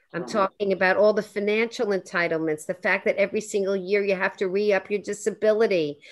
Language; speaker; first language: English; native; English